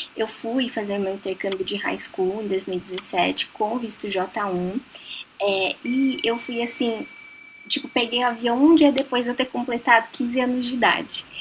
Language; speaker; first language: Portuguese; native; Portuguese